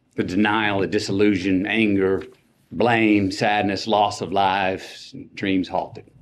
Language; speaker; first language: English; native; English